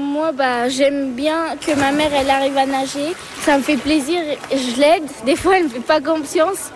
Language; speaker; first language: French; early bilingual, other home language; Turkish